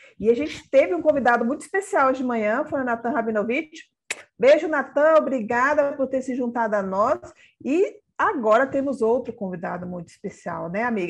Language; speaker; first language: Portuguese; native; Portuguese